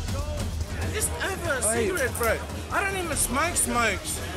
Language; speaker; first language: English; native; English